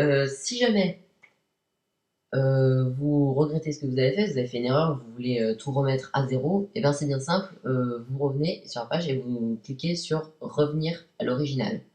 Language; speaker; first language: French; native; French